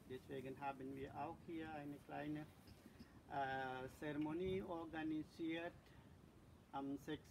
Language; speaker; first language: German; non-native, learner; Sinhala